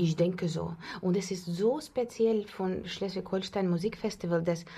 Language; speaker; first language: German; non-native, learner; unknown